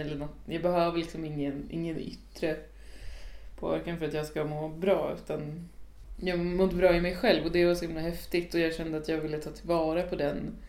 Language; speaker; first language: Swedish; native; Swedish